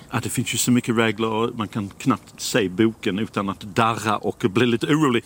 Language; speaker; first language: Swedish; non-native, fluent; English